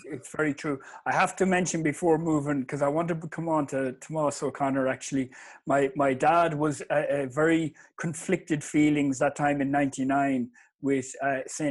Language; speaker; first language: English; native; English